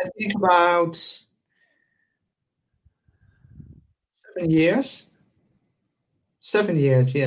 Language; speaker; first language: English; non-native, fluent; Dutch